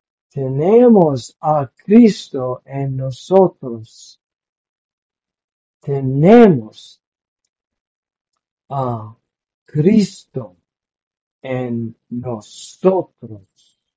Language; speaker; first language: Spanish; non-native, learner; English